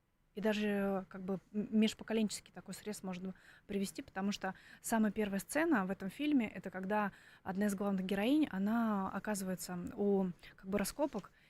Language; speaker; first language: Russian; native; Russian